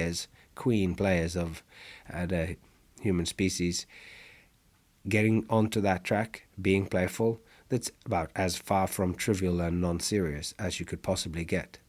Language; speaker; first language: English; non-native, fluent; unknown